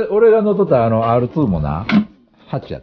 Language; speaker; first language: Japanese; native; Japanese